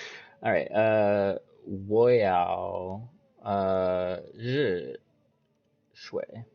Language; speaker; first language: Chinese; non-native, learner; English